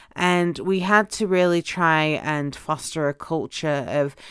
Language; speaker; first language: English; native; English